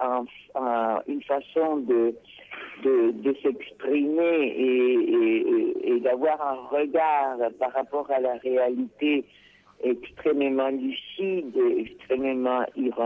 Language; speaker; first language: French; non-native, fluent; Spanish